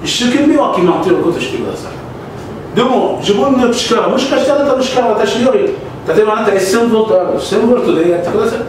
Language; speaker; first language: Japanese; non-native, learner; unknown